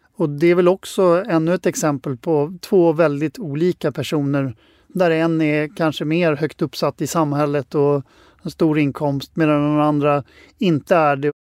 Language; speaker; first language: Swedish; native; Swedish